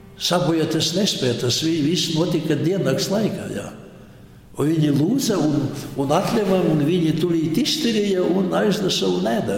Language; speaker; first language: Latvian; non-native, local second language; Polish